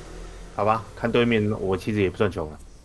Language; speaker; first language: Chinese; native; Chinese